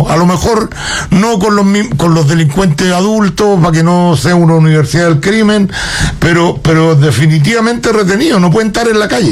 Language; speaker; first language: Spanish; native; Spanish